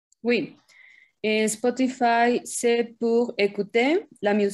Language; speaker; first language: French; non-native, learner; Spanish